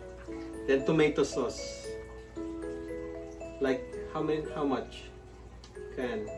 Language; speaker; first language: English; non-native, local second language; Filipino